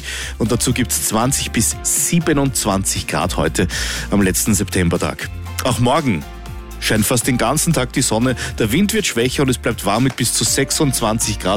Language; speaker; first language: German; native; German